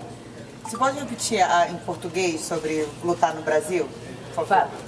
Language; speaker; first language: Portuguese; native; Portuguese